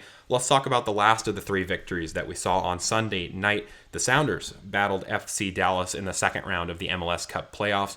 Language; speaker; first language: English; native; English